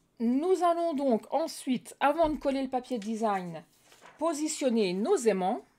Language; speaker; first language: French; native; French